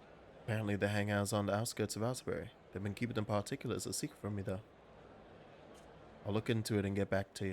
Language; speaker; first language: English; native; English